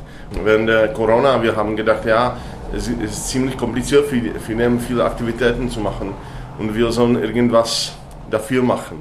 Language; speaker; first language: German; non-native, learner; Czech